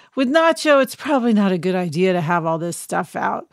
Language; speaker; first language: English; native; English